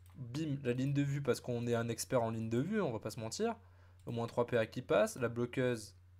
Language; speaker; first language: French; native; French